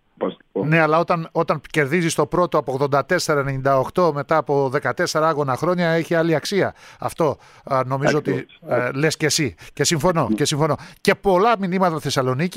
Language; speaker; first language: Greek; native; Greek